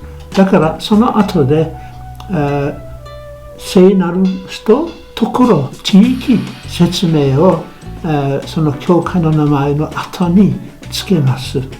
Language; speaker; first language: Japanese; non-native, fluent; Welsh